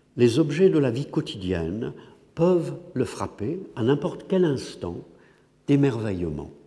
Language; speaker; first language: French; non-native, fluent; English